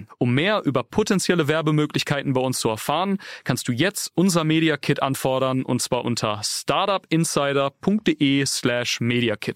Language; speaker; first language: German; native; German